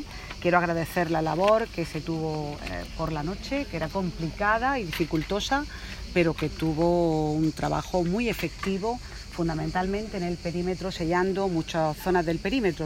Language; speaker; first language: Spanish; native; Spanish